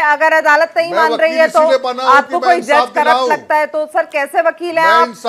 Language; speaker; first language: Hindi; native; Hindi